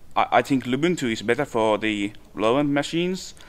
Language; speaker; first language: English; non-native, fluent; Finnish